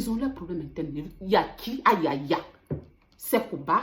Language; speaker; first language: French; native; French